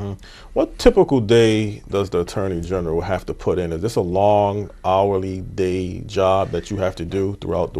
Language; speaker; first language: English; native; English